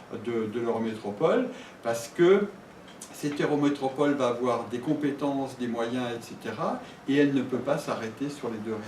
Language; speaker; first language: French; native; French